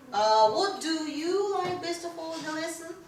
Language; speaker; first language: English; non-native, fluent; Russian